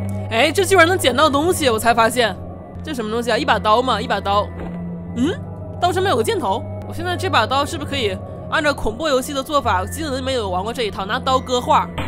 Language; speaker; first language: Chinese; native; Chinese